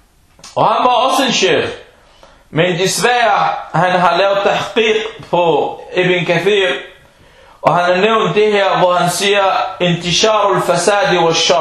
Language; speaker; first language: Danish; non-native, fluent; Arabic